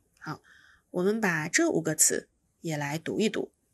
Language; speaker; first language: Chinese; native; Chinese